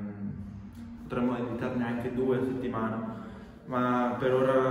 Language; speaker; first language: Italian; native; Italian